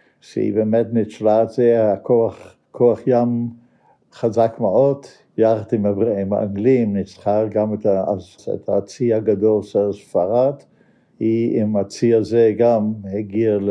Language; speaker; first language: Hebrew; non-native, fluent; Dutch